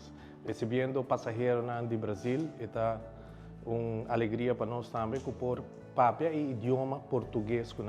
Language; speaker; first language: Portuguese; non-native, learner; Papiamento